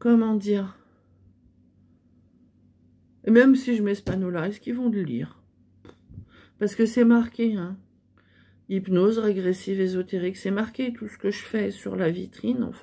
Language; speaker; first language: French; native; French